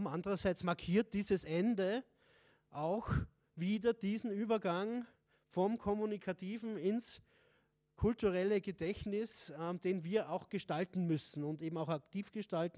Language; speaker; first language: German; native; German